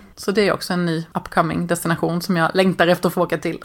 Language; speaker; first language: Swedish; native; Swedish